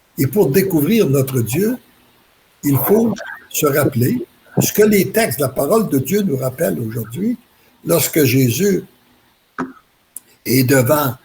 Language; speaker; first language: French; native; French